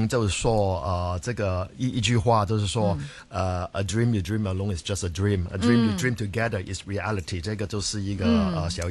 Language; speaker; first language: Chinese; non-native, fluent; Cantonese